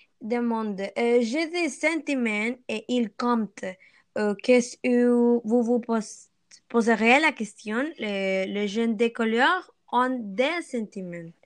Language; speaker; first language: French; non-native, learner; Spanish